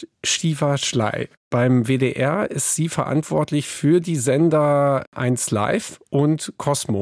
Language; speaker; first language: German; native; German